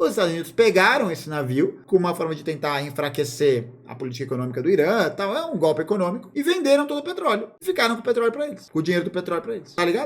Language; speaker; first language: Portuguese; native; Portuguese